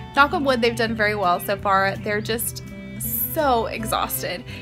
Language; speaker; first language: English; native; English